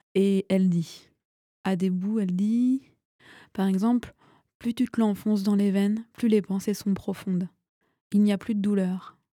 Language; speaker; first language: French; native; French